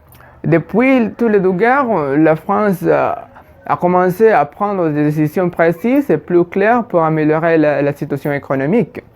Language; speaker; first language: French; non-native, fluent; Spanish